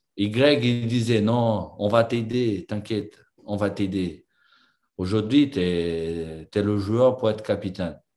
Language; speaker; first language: French; non-native, fluent; Portuguese